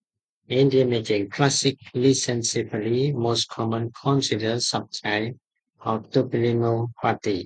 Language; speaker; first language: English; non-native, fluent; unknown